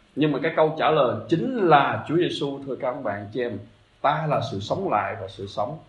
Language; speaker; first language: Vietnamese; native; Vietnamese